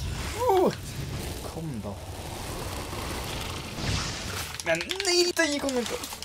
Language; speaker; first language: Swedish; native; Swedish